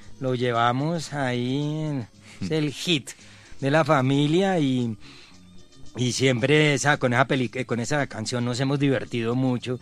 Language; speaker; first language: Spanish; early bilingual, other home language; Czech